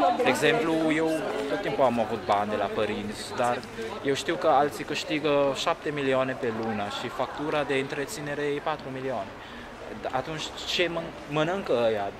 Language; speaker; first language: Romanian; non-native, fluent; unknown